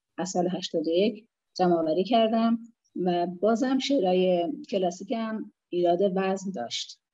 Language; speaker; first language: Persian; non-native, local second language; Azerbaijani